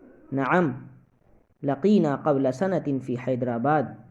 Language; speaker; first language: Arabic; non-native, fluent; Urdu